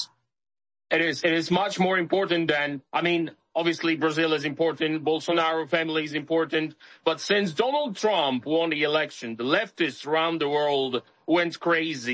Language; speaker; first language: English; non-native, fluent; Polish